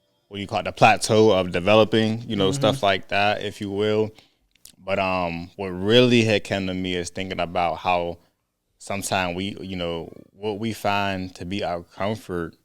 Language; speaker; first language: English; native; English